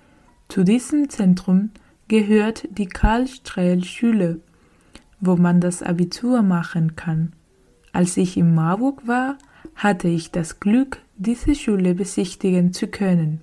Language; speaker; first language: German; non-native, learner; Spanish